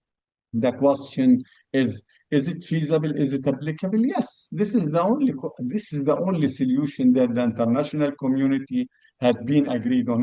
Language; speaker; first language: English; non-native, fluent; Arabic